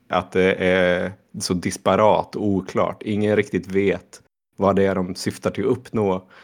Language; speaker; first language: Swedish; native; Swedish